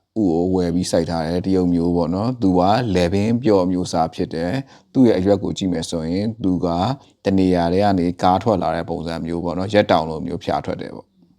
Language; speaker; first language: Burmese; native; Burmese